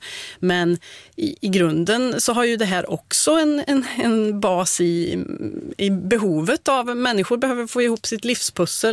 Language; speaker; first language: Swedish; native; Swedish